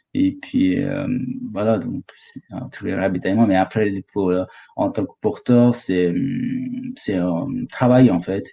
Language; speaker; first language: French; non-native, fluent; Sherpa